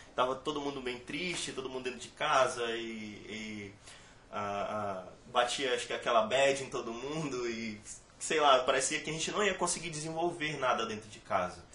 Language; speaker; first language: Portuguese; native; Portuguese